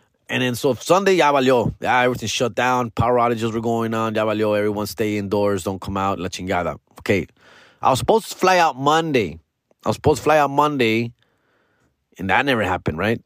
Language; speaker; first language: English; early bilingual, other home language; Spanish